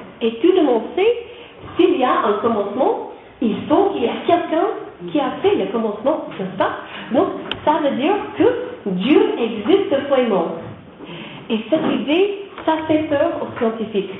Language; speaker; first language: French; non-native, learner; English